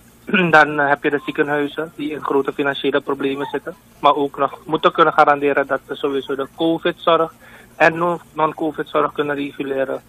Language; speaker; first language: Dutch; native; Dutch